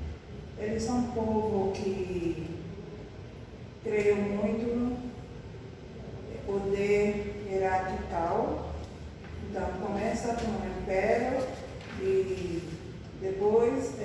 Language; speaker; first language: Portuguese; non-native, learner; Spanish